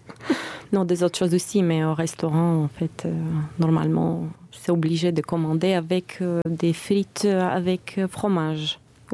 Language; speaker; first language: French; non-native, fluent; Bulgarian